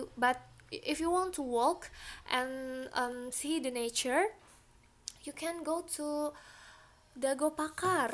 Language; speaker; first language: English; non-native, learner; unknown